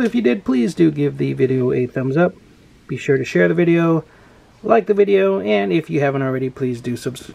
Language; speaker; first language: English; native; English